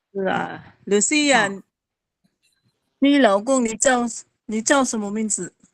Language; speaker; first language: Chinese; non-native, learner; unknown